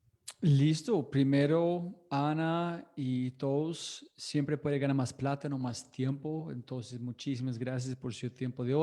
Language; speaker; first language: Spanish; non-native, fluent; English